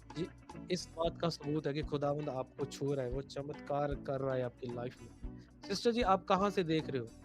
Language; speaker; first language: Hindi; non-native, local second language; Punjabi